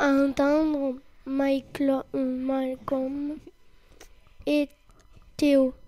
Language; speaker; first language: French; native; French